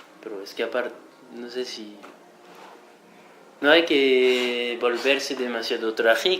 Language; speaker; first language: Spanish; non-native, fluent; French